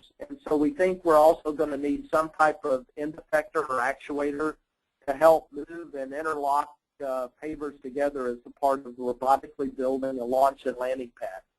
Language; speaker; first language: English; native; English